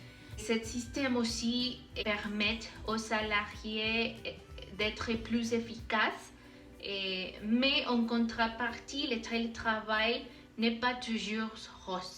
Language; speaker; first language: French; non-native, learner; Spanish